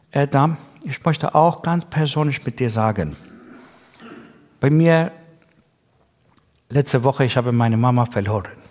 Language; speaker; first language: German; non-native, learner; Persian